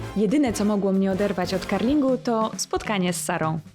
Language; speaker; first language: Polish; native; Polish